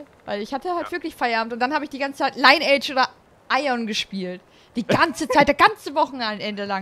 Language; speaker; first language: German; native; German